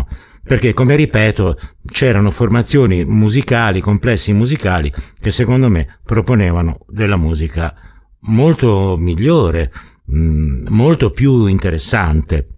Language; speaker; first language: Italian; native; Italian